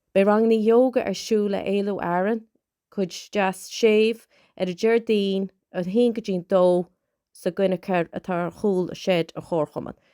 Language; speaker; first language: Irish; native; Irish